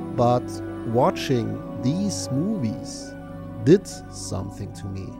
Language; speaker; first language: English; non-native, fluent; German